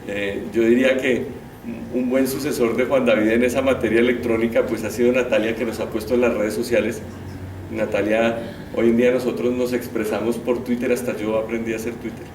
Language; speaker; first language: Spanish; native; Spanish